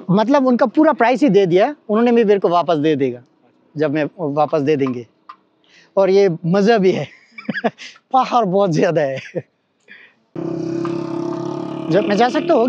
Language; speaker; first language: Hindi; non-native, fluent; Bangla